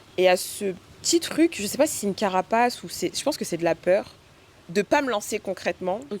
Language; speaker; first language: French; early bilingual, other home language; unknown